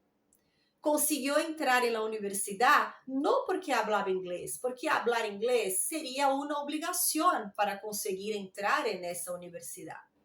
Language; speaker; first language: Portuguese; non-native, learner; Spanish